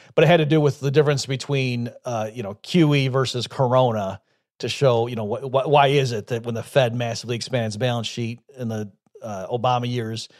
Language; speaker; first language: English; native; English